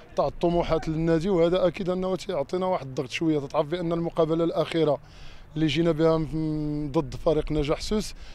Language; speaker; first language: Arabic; native; Arabic